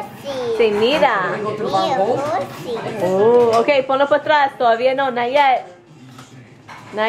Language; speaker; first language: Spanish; early bilingual, heritage; Spanish